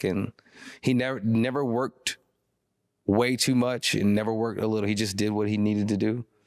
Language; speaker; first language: English; native; English